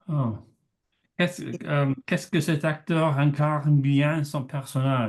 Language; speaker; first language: French; non-native, learner; English